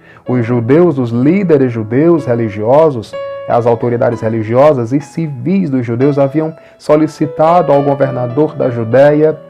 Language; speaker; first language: Portuguese; native; Portuguese